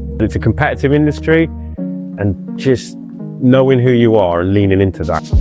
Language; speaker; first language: English; native; English